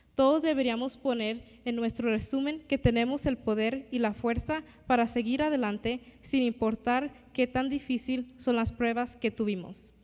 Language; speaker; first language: Spanish; early bilingual, other home language; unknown